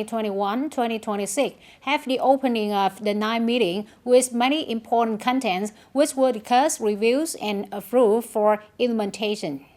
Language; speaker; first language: English; non-native, fluent; Vietnamese